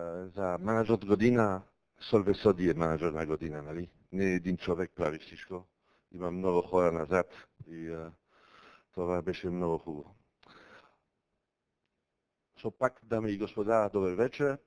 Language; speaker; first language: Bulgarian; non-native, learner; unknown